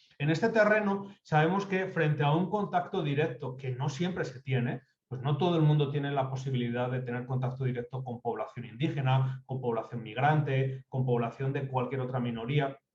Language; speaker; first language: Spanish; native; Spanish